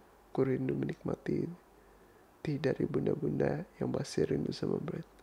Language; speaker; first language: Indonesian; early bilingual, heritage; Indonesian